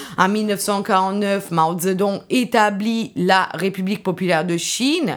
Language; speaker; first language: French; non-native, fluent; Italian